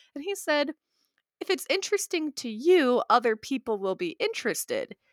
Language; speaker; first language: English; native; English